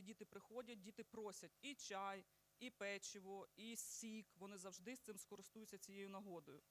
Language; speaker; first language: Ukrainian; native; Ukrainian